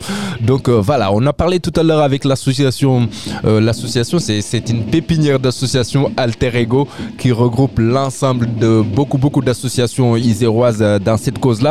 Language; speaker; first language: French; native; French